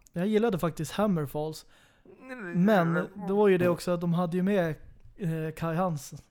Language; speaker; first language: Swedish; native; Swedish